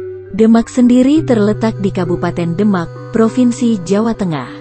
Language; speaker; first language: Indonesian; native; Indonesian